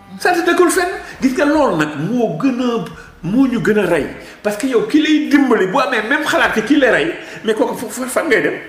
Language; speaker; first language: Wolof; non-native, local second language; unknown